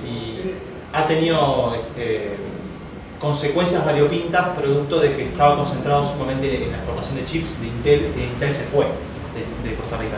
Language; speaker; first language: Spanish; native; Spanish